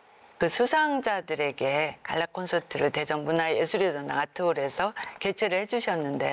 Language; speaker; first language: Korean; native; Korean